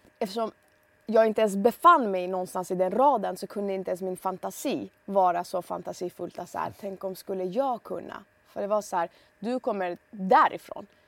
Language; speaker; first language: Swedish; early bilingual, other home language; Persian